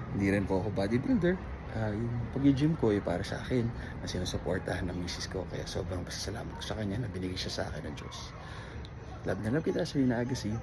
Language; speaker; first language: Filipino; native; Filipino